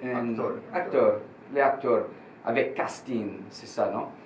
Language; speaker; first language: French; non-native, learner; Italian